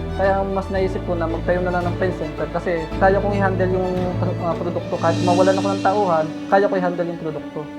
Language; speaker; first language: Filipino; native; Filipino